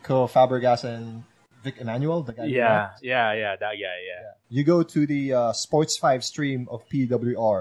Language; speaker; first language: English; non-native, local second language; Filipino